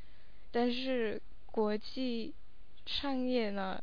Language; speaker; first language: Chinese; non-native, fluent; English